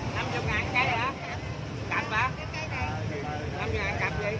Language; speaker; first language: Vietnamese; native; Vietnamese